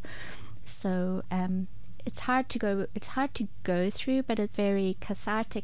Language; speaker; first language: English; native; English